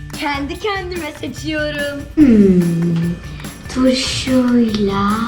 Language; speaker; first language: Turkish; early bilingual, heritage; Turkish